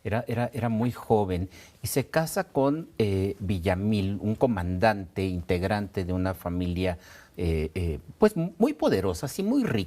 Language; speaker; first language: Spanish; native; Spanish